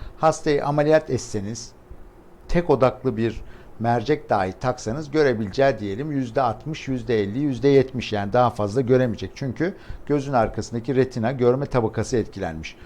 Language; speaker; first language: Turkish; native; Turkish